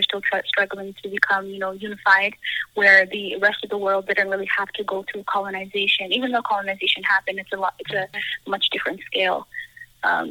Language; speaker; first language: English; native; English